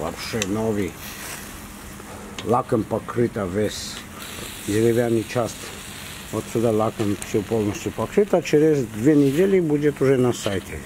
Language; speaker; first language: Russian; non-native, fluent; Armenian